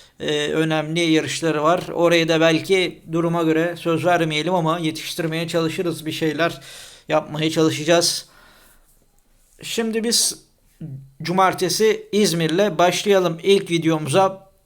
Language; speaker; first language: Turkish; native; Turkish